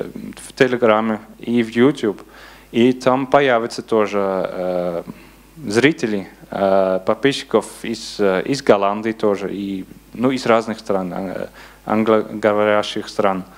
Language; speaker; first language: Russian; non-native, learner; Dutch